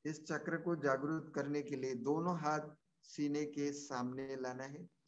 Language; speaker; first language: Hindi; non-native, local second language; Marathi